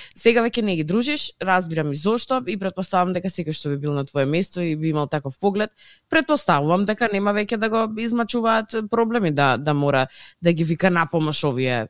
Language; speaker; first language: Macedonian; native; Macedonian